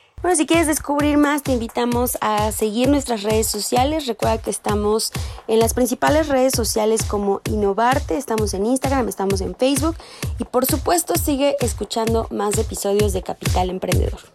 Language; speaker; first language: Spanish; native; Spanish